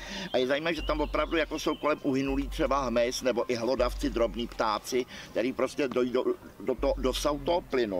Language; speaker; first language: Czech; native; Czech